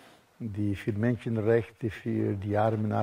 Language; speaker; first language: German; non-native, fluent; Portuguese